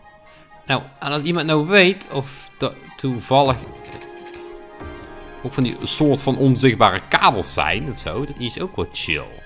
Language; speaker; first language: Dutch; native; Dutch